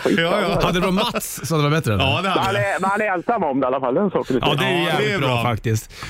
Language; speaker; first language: Swedish; native; Swedish